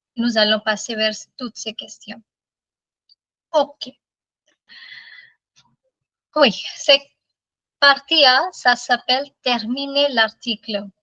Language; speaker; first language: French; non-native, fluent; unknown